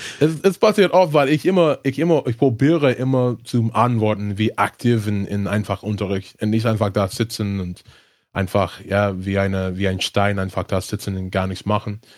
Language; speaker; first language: German; non-native, learner; English